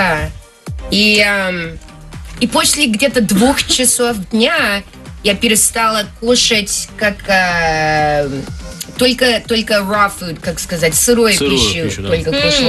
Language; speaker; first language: Russian; early bilingual, heritage; Russian